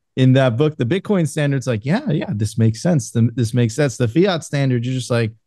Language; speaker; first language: English; non-native, fluent; Spanish